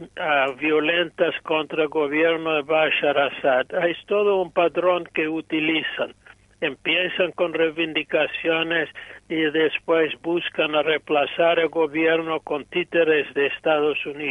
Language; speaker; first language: Spanish; non-native, fluent; English